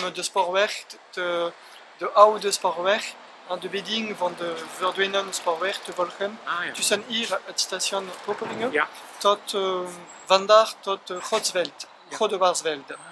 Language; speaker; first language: Dutch; non-native, fluent; French